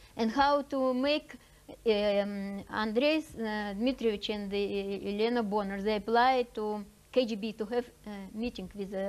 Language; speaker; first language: English; non-native, fluent; Russian